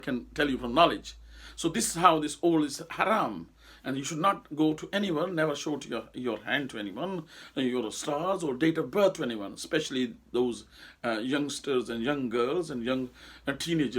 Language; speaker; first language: English; non-native, local second language; Urdu